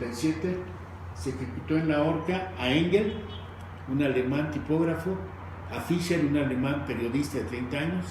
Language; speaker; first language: Spanish; native; Spanish